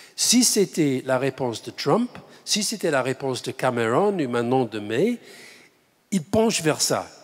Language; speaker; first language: French; non-native, fluent; English